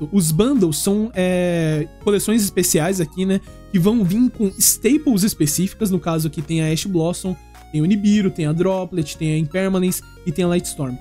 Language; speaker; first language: Portuguese; native; Portuguese